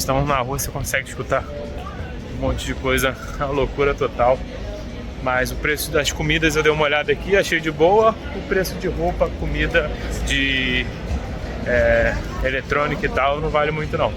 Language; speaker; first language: Portuguese; native; Portuguese